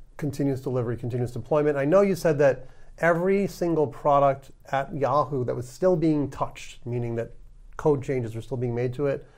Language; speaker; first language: English; early bilingual, other home language; Ukrainian